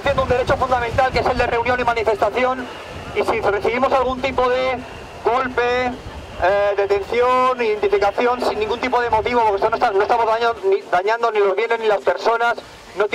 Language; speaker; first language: Spanish; native; Spanish